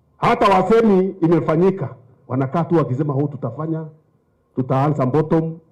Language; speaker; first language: Swahili; non-native, local second language; Meru